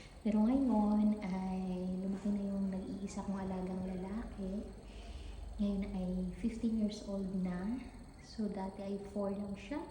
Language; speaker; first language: Filipino; native; Filipino